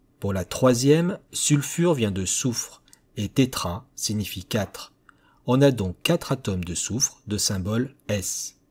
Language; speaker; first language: French; native; French